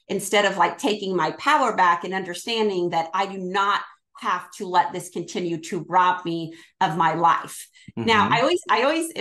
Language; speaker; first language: English; native; English